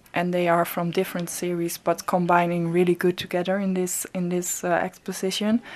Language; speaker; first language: English; non-native, fluent; Dutch